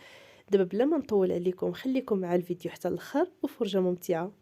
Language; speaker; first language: Arabic; native; Arabic